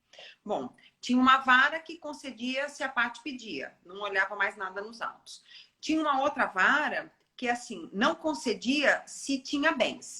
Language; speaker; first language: Portuguese; native; Portuguese